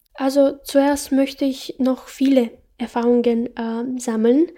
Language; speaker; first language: German; non-native, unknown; Bosnian